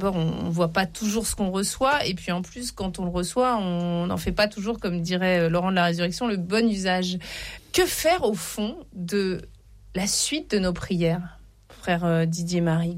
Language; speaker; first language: French; native; French